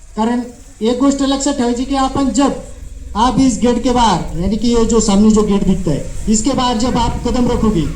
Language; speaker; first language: Hindi; non-native, local second language; Marathi